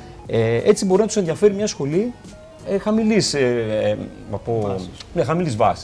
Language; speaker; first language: Greek; native; Greek